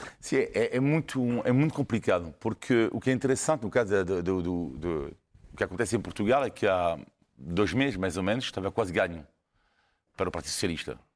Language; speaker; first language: Portuguese; non-native, fluent; French